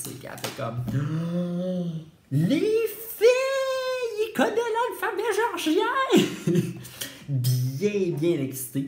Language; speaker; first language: French; native; French